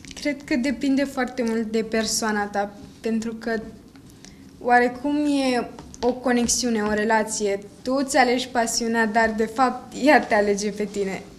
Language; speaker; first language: Romanian; native; Romanian